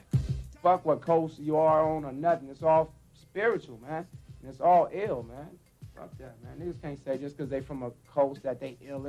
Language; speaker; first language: English; native; English